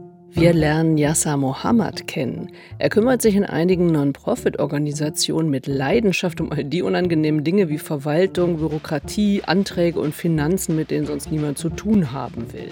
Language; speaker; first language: German; native; German